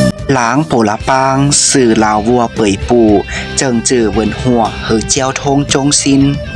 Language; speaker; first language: Chinese; non-native, learner; Lao